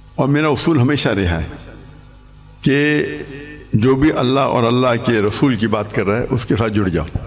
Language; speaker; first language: Urdu; non-native, local second language; English